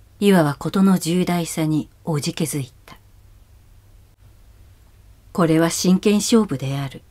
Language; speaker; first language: Japanese; native; Japanese